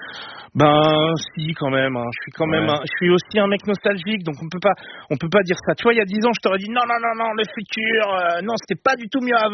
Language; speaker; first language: French; native; French